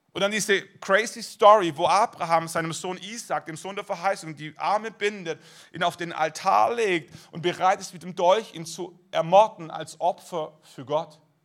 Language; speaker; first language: German; native; German